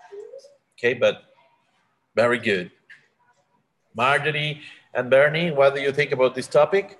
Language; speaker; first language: English; non-native, learner; Spanish